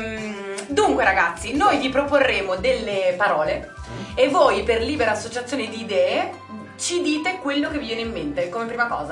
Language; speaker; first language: Italian; native; Italian